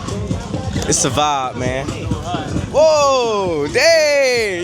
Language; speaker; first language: English; native; English